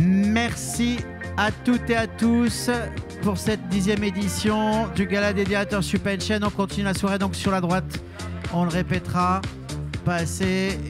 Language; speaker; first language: French; native; French